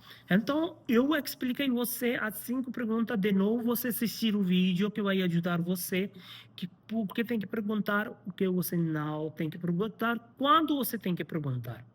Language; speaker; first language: Portuguese; non-native, learner; Hindi